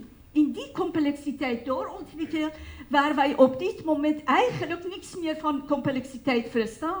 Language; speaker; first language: Dutch; non-native, fluent; Persian